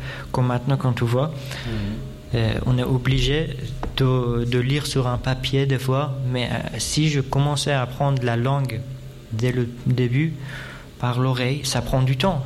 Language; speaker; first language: French; non-native, fluent; Persian